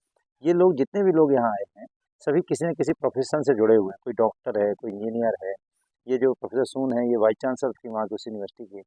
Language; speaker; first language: Hindi; native; Hindi